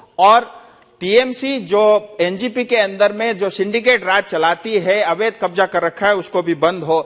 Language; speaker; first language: Hindi; non-native, local second language; Nepali